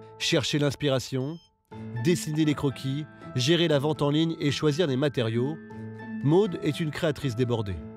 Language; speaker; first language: French; native; French